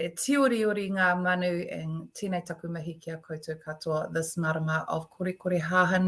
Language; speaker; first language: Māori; non-native, local second language; English